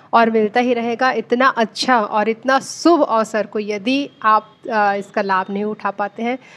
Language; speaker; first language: Hindi; native; Hindi